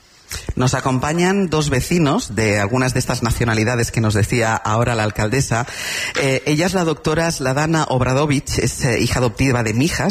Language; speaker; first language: Spanish; native; Spanish